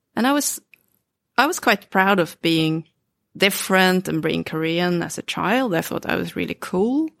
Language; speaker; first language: English; early bilingual, other home language; Swedish